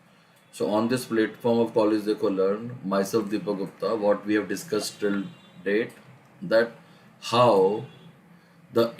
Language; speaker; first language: English; non-native, local second language; Hindi